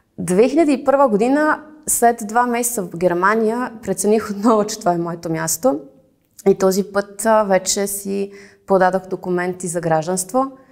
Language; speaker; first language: Bulgarian; early bilingual, heritage; Bulgarian